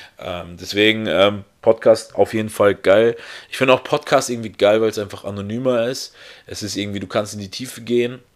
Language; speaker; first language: German; early bilingual, other home language; Russian